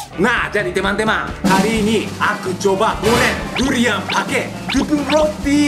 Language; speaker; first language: Indonesian; non-native, learner; Japanese